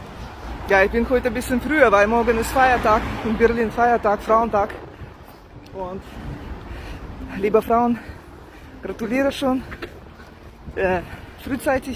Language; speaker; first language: German; non-native, fluent; Russian